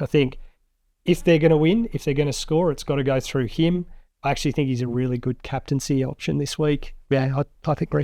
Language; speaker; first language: English; native; English